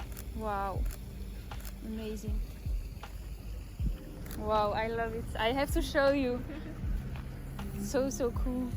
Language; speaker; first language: English; non-native, fluent; French